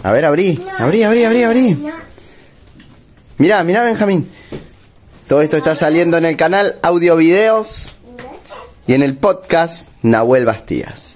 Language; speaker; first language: Spanish; native; Spanish